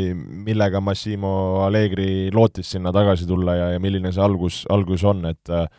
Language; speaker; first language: Estonian; native; Estonian